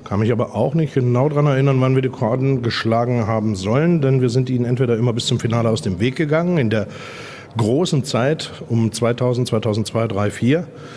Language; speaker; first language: German; native; German